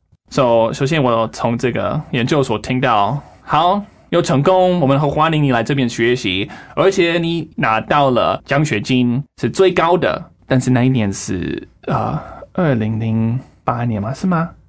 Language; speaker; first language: Chinese; non-native, fluent; English